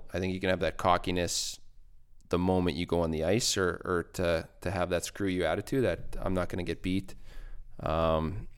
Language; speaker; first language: English; native; English